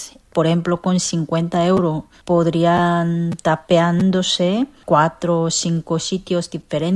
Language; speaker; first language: Spanish; non-native, learner; Korean